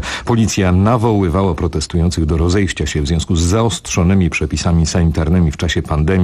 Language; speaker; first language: Polish; native; Polish